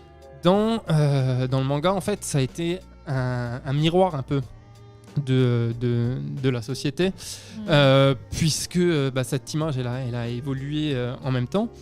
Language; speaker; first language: French; native; French